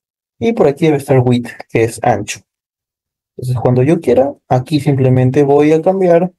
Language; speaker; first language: Spanish; native; Spanish